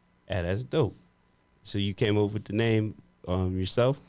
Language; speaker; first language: English; native; English